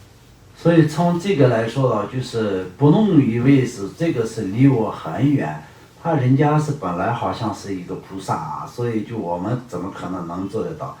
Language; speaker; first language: Chinese; non-native, local second language; Tibetan